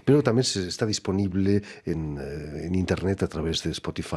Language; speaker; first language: Spanish; native; Spanish